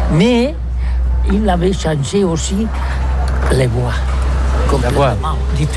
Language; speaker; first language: French; non-native, learner; Catalan